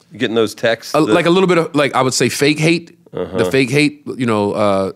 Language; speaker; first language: English; native; English